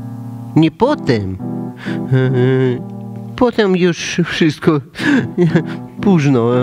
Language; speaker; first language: Polish; non-native, learner; Russian